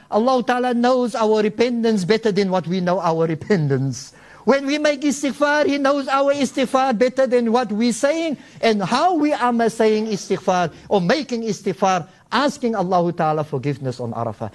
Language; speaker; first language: English; early bilingual, other home language; Afrikaans